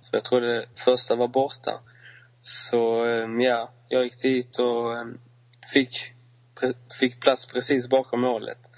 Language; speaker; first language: Swedish; native; Swedish